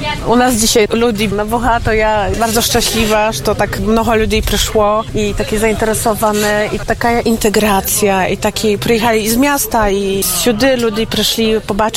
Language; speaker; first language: Polish; non-native, local second language; Ukrainian